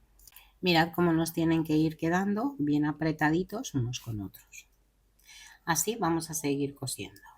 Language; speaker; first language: Spanish; native; Spanish